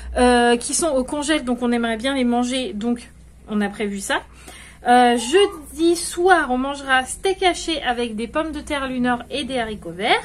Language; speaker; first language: French; native; French